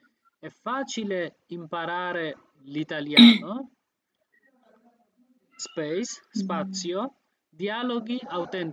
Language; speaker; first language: Italian; non-native, fluent; Bangla